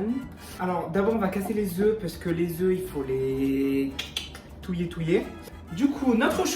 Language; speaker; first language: French; native; French